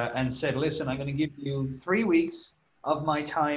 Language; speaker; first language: English; native; English